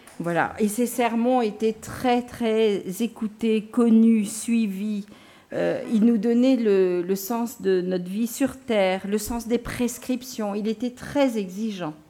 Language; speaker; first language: French; non-native, local second language; Gujarati